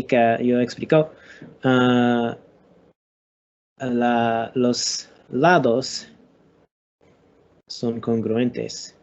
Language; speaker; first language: Spanish; non-native, learner; English